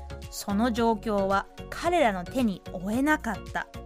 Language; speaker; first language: Japanese; native; Japanese